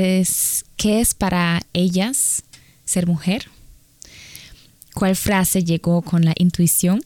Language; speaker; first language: Spanish; non-native, fluent; German